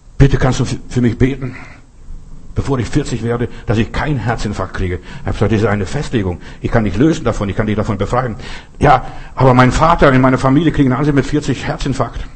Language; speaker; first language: German; non-native, fluent; Russian